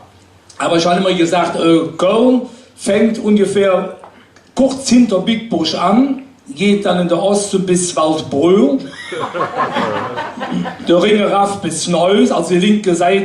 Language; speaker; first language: German; native; German